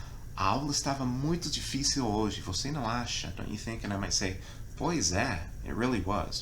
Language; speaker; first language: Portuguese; non-native, fluent; English